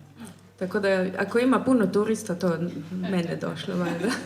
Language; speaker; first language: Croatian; early bilingual, heritage; German